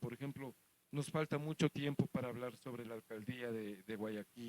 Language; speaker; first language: Spanish; native; Spanish